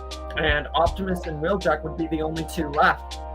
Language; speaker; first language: English; native; English